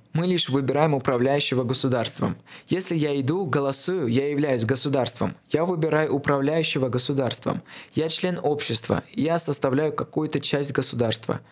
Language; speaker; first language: Russian; non-native, local second language; Armenian